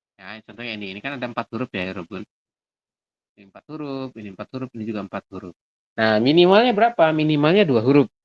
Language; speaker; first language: Indonesian; native; Indonesian